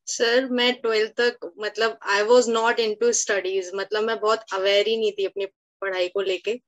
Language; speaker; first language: Hindi; native; Hindi